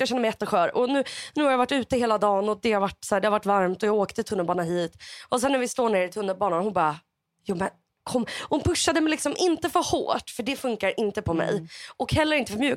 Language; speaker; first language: Swedish; native; Swedish